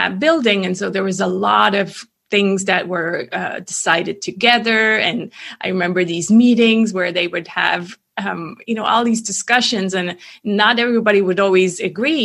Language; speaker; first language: English; non-native, fluent; Swiss German